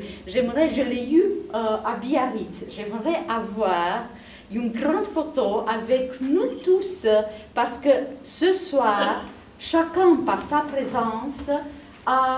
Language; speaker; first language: French; non-native, fluent; Italian